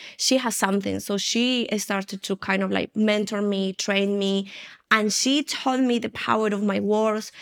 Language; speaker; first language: English; non-native, fluent; Spanish